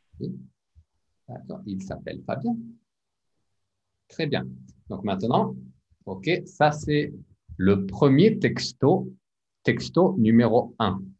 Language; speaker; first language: French; non-native, fluent; English